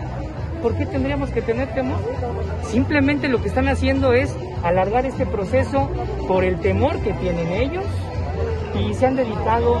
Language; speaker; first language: Spanish; native; Spanish